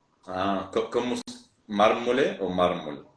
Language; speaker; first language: Portuguese; non-native, learner; Spanish